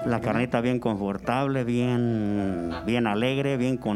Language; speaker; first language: Spanish; native; Spanish